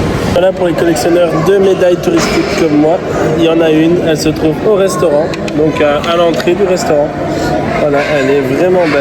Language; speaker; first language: French; native; French